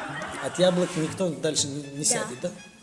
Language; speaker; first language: Russian; non-native, local second language; Tajik